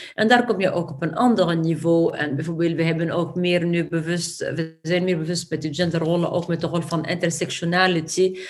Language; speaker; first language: Dutch; non-native, fluent; Arabic